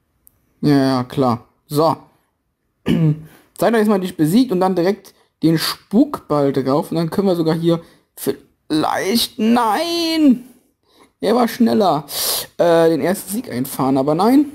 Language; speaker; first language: German; native; German